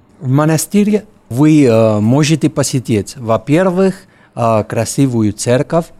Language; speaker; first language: Russian; non-native, learner; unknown